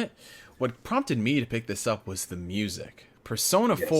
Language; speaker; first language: English; native; English